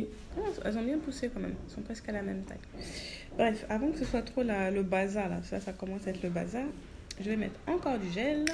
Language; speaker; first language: French; native; French